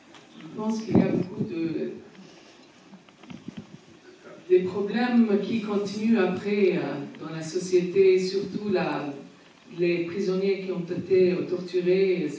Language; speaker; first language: French; non-native, fluent; Arabic